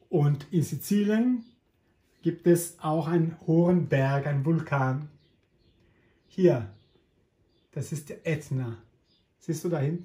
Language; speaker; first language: German; non-native, fluent; Italian